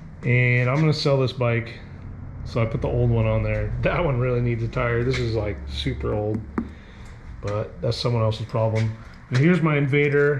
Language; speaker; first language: English; native; English